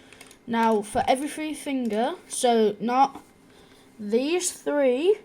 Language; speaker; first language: English; native; English